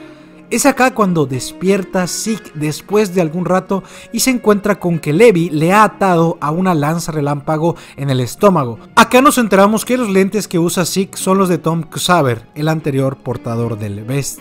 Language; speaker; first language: Spanish; native; Spanish